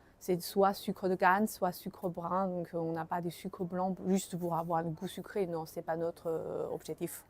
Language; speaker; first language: French; non-native, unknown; Chinese